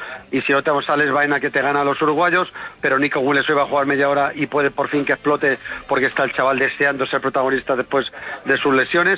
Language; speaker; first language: Spanish; native; Spanish